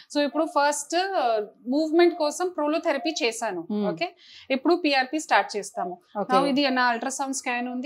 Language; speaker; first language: Telugu; non-native, fluent; Hindi